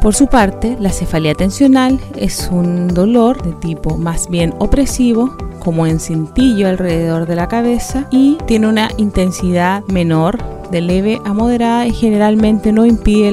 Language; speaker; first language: Spanish; native; Spanish